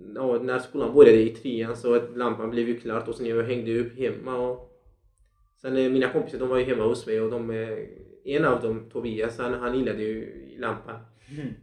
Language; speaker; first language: Swedish; non-native, fluent; Central Kurdish